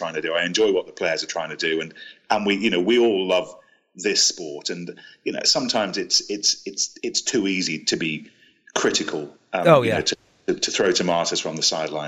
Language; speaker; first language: English; native; English